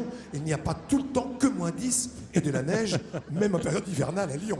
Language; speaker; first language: French; native; French